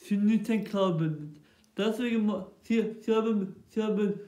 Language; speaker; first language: German; non-native, local second language; Turkish